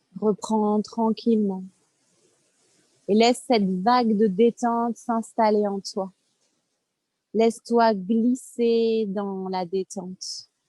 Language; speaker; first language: French; native; French